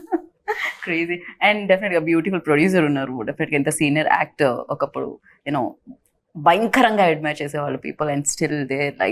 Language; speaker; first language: Telugu; native; Telugu